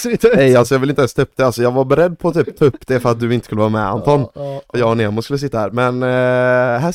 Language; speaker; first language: Swedish; native; Swedish